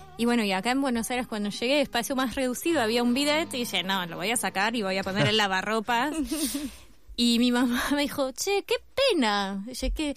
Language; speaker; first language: Spanish; native; Spanish